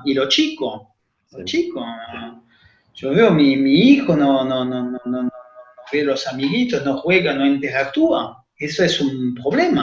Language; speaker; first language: Spanish; non-native, fluent; French